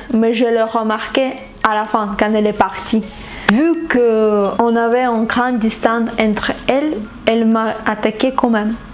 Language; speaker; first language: French; non-native, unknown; Ukrainian